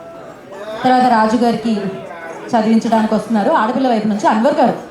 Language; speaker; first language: Telugu; native; Telugu